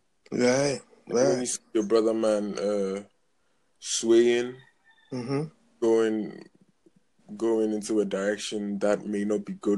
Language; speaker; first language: English; non-native, local second language; Akan